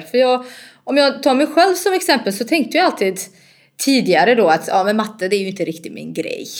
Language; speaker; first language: Swedish; non-native, fluent; Bosnian